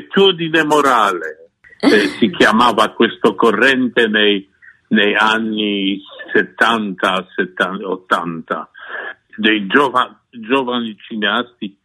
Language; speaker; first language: Italian; non-native, fluent; Polish